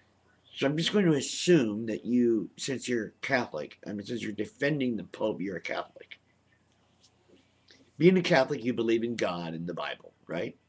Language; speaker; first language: English; native; English